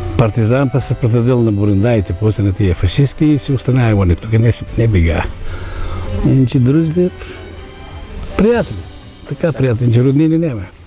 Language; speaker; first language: Macedonian; non-native, local second language; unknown